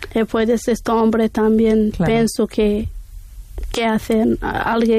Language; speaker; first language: Spanish; non-native, learner; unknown